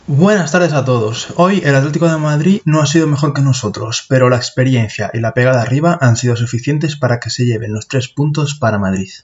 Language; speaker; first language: Spanish; native; Spanish